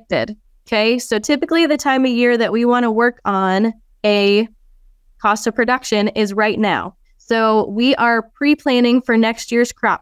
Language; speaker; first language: English; native; English